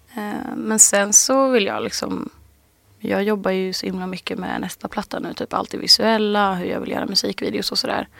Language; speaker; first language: Swedish; native; Swedish